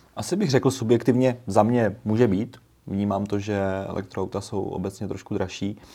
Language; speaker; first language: Czech; native; Czech